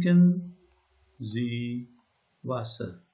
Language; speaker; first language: German; non-native, learner; Hindi